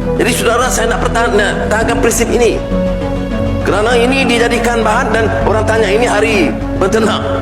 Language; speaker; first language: Malay; native; Malay